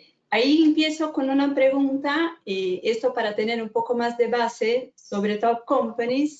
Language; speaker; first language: Spanish; non-native, fluent; Portuguese